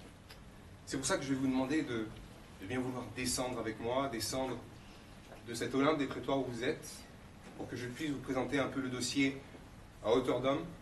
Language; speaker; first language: French; native; French